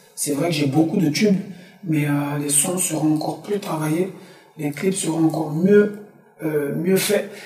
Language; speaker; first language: French; early bilingual, other home language; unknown